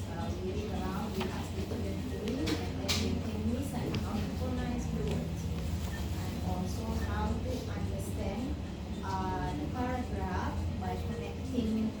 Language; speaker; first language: English; non-native, fluent; Indonesian